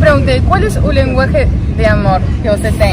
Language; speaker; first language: Portuguese; non-native, learner; Spanish